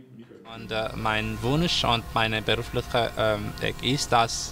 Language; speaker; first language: German; non-native, learner; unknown